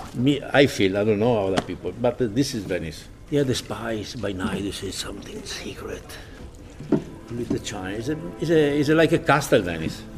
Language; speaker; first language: English; non-native, learner; Italian